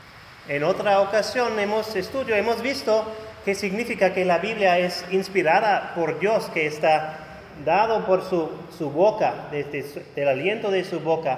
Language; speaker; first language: Spanish; non-native, fluent; German